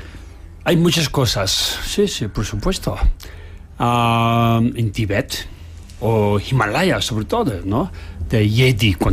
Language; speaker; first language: Spanish; non-native, learner; Tibetan